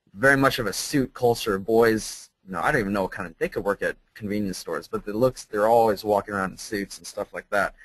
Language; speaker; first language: English; native; English